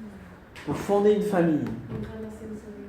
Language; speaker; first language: French; non-native, learner; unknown